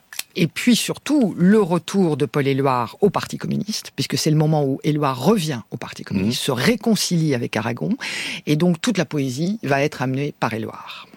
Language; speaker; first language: French; native; French